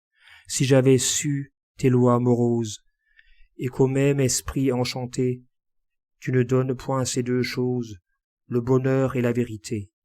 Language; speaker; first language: French; native; French